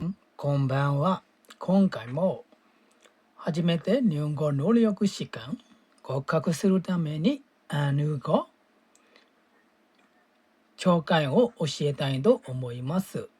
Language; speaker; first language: Japanese; non-native, fluent; Burmese